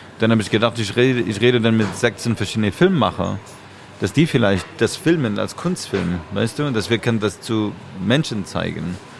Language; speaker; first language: German; non-native, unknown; French